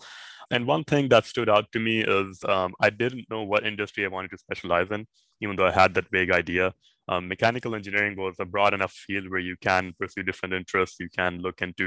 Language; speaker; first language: English; non-native, local second language; Urdu